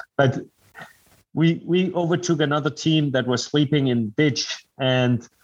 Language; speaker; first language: English; non-native, fluent; Danish